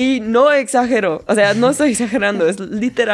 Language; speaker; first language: Spanish; non-native, fluent; German